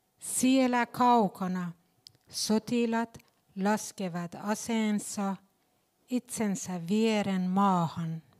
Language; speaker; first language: Finnish; non-native, fluent; Persian